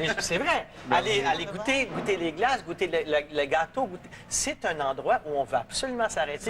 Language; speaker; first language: French; native; French